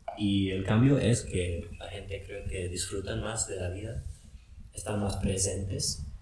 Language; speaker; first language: Spanish; non-native, fluent; English